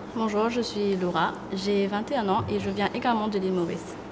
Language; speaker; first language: French; non-native, local second language; Morisyen